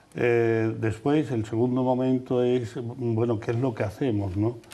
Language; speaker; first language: Spanish; native; Spanish